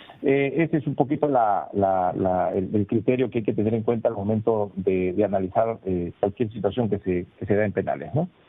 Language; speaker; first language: Spanish; native; Spanish